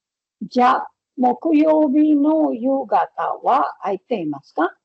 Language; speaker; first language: Japanese; non-native, fluent; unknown